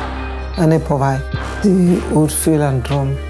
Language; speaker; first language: Danish; non-native, learner; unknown